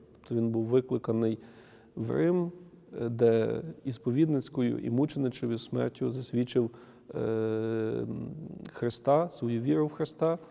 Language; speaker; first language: Ukrainian; native; Ukrainian